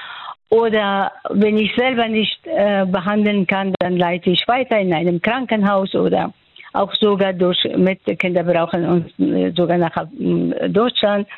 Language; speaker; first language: German; non-native, fluent; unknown